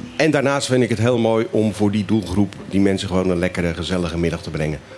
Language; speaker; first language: Dutch; native; Dutch